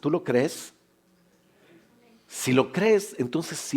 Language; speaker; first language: Spanish; native; Spanish